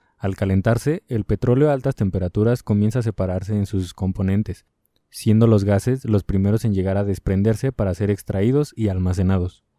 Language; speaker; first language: Spanish; native; Spanish